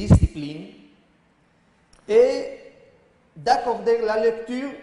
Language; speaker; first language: French; non-native, learner; Spanish